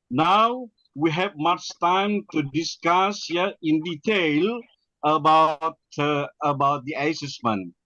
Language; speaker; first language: English; non-native, learner; Indonesian